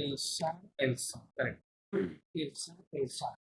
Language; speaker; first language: French; non-native, fluent; Bangla